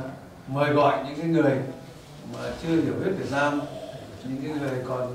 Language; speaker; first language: Vietnamese; native; Vietnamese